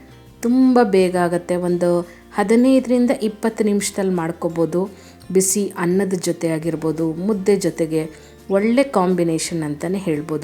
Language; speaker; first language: Kannada; native; Kannada